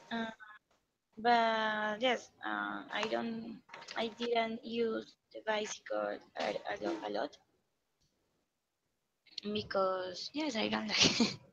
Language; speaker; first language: English; non-native, learner; Spanish